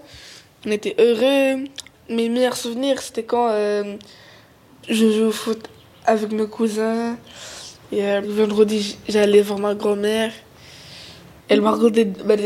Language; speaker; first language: French; early bilingual, other home language; Arabic